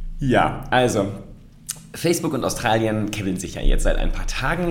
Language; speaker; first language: German; native; German